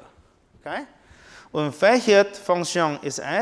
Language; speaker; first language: German; non-native, learner; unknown